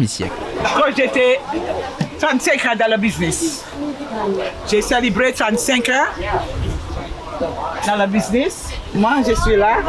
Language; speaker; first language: French; non-native, local second language; English